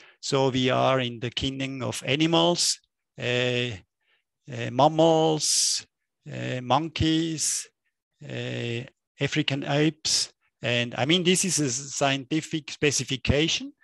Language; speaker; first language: English; non-native, fluent; German